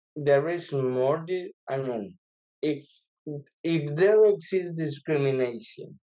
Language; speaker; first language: English; non-native, fluent; Spanish